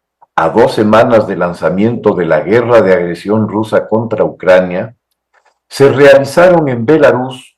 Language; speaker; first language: Spanish; native; Spanish